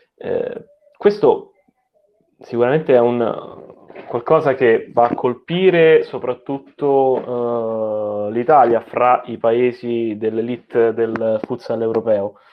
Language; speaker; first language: Italian; native; Italian